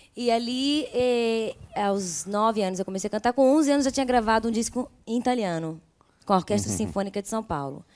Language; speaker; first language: Portuguese; early bilingual, other home language; Italian